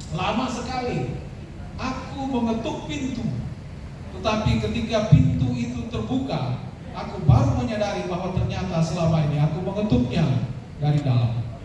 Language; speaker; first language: Indonesian; native; Indonesian